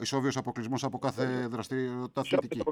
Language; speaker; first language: Greek; native; Greek